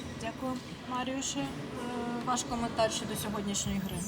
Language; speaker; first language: Ukrainian; native; Ukrainian